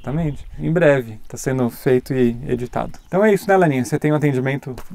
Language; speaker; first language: Portuguese; native; Portuguese